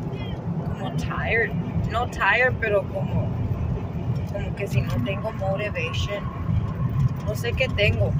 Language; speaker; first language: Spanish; early bilingual, heritage; Spanish